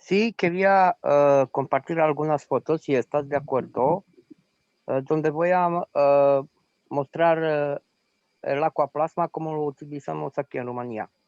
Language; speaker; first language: Spanish; non-native, fluent; Romanian